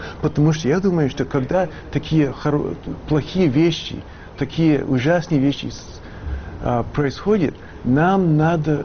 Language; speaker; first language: Russian; non-native, fluent; English